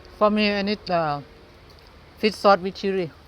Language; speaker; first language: English; non-native, learner; Thai